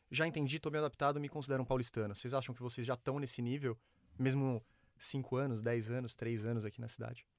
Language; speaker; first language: Portuguese; native; Portuguese